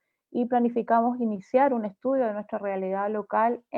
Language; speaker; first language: Spanish; native; Spanish